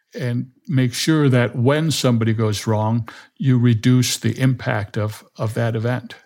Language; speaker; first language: English; non-native, fluent; Danish